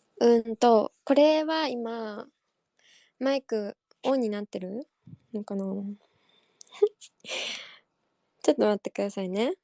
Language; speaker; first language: Japanese; native; Japanese